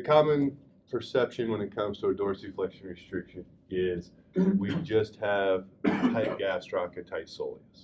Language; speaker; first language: English; native; English